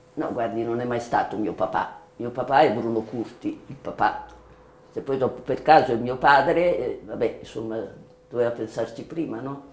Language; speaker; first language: Italian; native; Italian